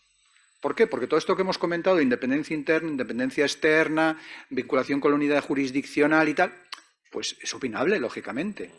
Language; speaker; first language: Spanish; native; Spanish